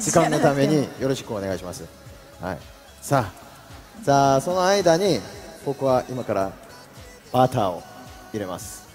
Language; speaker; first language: Japanese; non-native, fluent; Korean